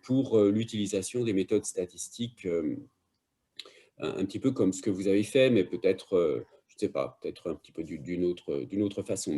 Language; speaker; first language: French; native; French